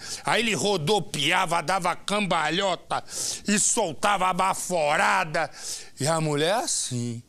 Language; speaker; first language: Portuguese; native; Portuguese